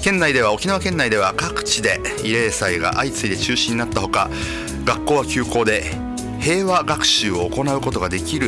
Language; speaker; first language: Japanese; native; Japanese